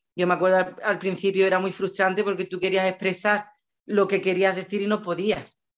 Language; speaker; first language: Spanish; native; Spanish